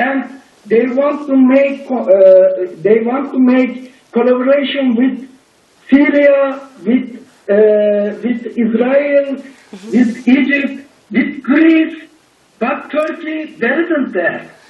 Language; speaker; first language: English; non-native, learner; Turkish